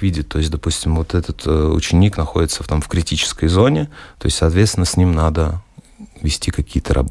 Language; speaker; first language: Russian; native; Russian